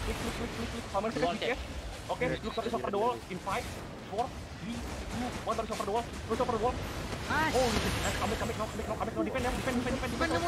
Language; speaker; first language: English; non-native, learner; Indonesian